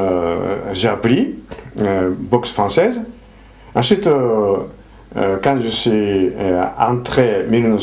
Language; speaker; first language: French; non-native, fluent; Japanese